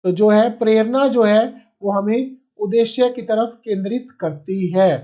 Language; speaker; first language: Hindi; non-native, local second language; Punjabi